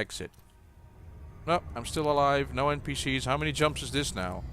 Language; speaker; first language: English; native; English